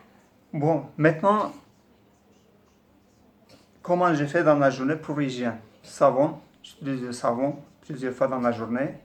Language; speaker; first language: French; non-native, fluent; Turkish